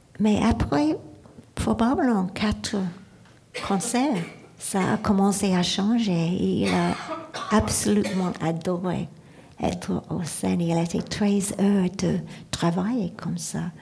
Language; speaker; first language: French; non-native, learner; English